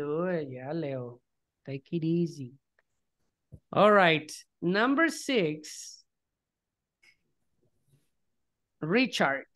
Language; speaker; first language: English; non-native, fluent; Spanish